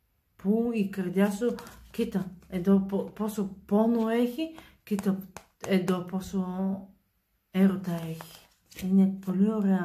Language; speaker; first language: Greek; non-native, learner; Bulgarian